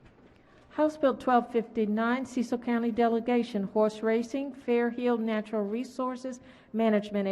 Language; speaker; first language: English; native; English